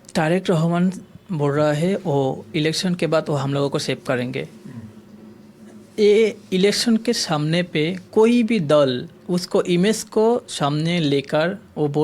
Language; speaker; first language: Hindi; non-native, learner; Bangla